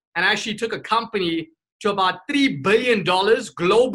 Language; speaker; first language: English; native; English